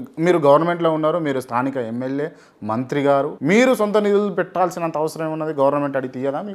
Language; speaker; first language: Telugu; native; Telugu